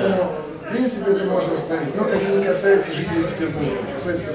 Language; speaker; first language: Russian; native; Russian